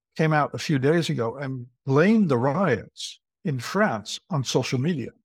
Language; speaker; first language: English; native; English